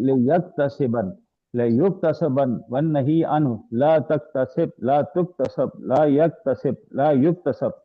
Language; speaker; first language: Arabic; non-native, learner; Urdu